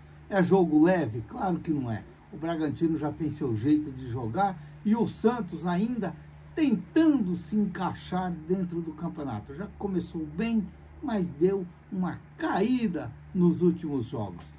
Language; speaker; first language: Portuguese; native; Portuguese